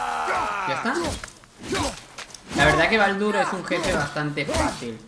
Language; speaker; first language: Spanish; native; Spanish